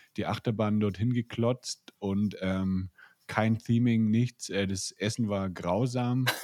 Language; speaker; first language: German; native; German